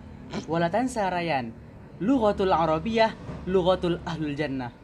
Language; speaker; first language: Arabic; non-native, learner; Indonesian